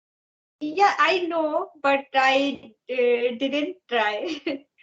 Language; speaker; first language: English; non-native, learner; Hindi